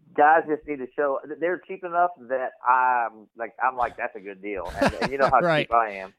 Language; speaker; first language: English; native; English